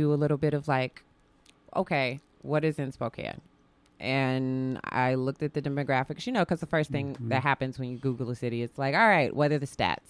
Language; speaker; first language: English; native; English